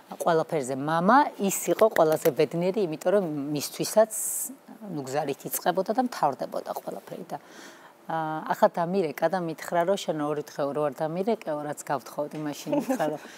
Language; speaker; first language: Georgian; native; Georgian